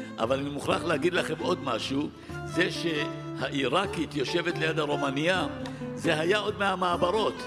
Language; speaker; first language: Hebrew; early bilingual, other home language; Arabic